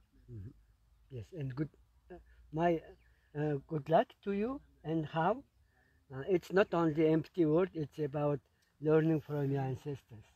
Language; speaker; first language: English; non-native, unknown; Mongolian